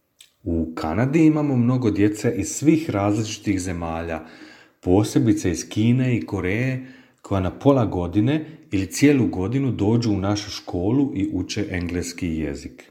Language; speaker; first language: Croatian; early bilingual, heritage; Croatian